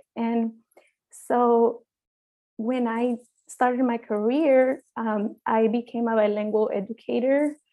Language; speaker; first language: English; early bilingual, other home language; Spanish